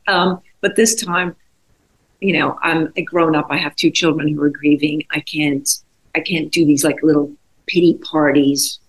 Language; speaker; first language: English; non-native, fluent; Czech